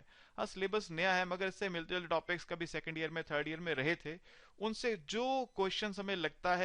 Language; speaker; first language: Hindi; native; Hindi